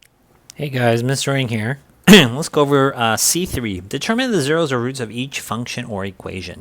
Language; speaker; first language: English; native; English